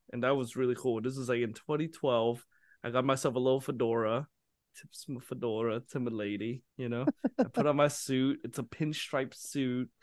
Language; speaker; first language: English; early bilingual, other home language; Vietnamese